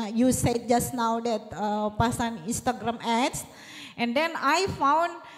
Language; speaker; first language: English; non-native, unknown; Indonesian